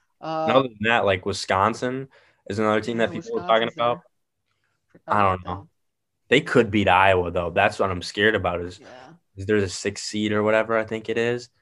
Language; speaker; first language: English; native; English